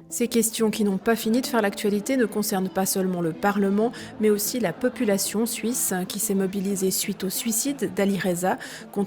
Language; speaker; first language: French; native; French